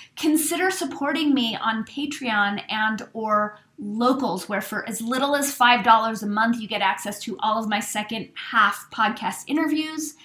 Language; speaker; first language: English; native; English